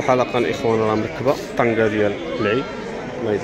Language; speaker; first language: Arabic; native; Arabic